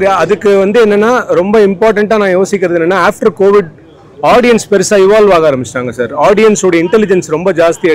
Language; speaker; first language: Tamil; native; Tamil